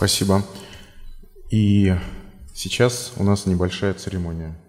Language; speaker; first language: Russian; native; Russian